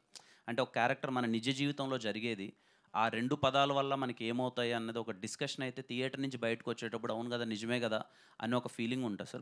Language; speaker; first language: Telugu; native; Telugu